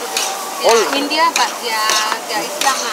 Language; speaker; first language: English; non-native, local second language; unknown